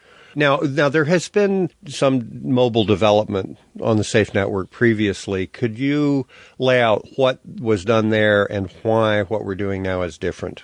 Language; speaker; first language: English; native; English